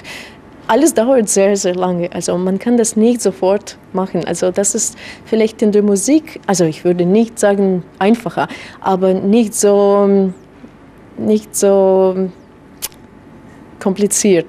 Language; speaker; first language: German; non-native, fluent; Russian